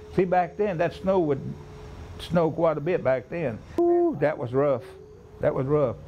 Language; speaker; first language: English; native; English